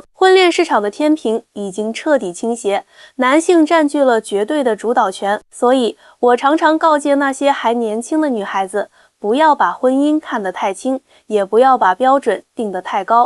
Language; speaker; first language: Chinese; native; Chinese